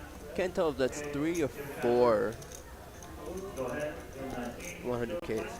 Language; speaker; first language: English; native; English